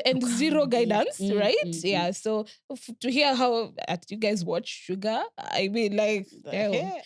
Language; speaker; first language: English; non-native, local second language; Swahili